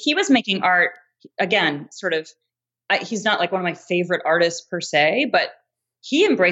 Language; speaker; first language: English; native; English